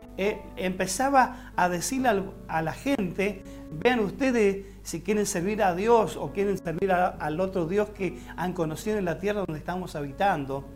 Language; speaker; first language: Spanish; native; Spanish